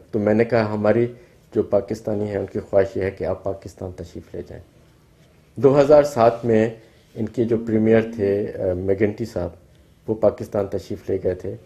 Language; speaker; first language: Urdu; non-native, local second language; Baluchi